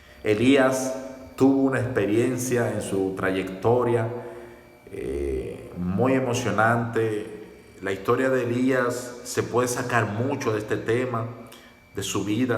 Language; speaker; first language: Spanish; native; Spanish